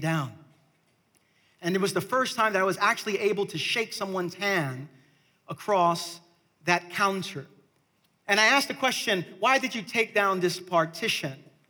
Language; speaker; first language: English; native; English